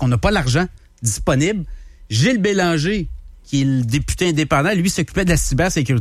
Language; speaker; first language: French; native; French